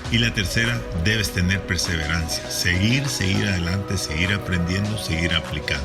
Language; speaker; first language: Spanish; native; Spanish